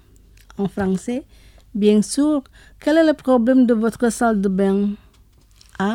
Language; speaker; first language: French; non-native, fluent; Indonesian